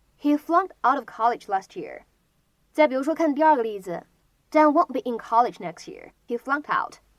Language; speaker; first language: English; non-native, fluent; Chinese